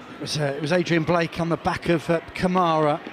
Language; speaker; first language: English; native; English